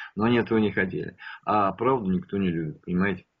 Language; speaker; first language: Russian; native; Russian